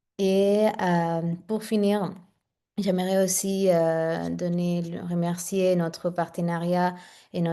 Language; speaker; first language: French; non-native, fluent; Spanish